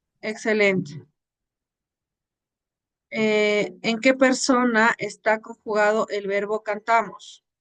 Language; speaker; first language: Spanish; native; Spanish